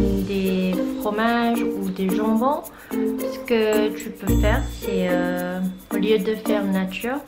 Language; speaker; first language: French; non-native, fluent; Chinese